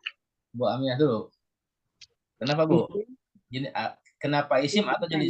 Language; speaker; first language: Indonesian; native; Indonesian